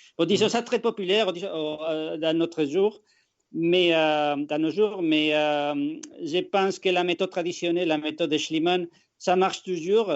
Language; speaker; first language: French; non-native, fluent; Spanish